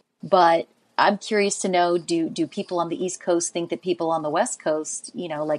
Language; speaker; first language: English; native; English